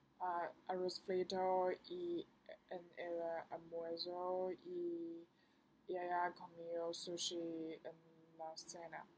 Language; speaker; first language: Spanish; non-native, learner; Chinese